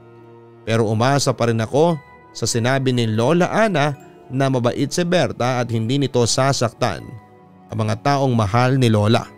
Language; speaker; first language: Filipino; native; Filipino